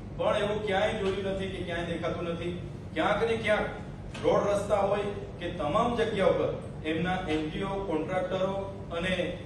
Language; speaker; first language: Gujarati; non-native, local second language; Vasavi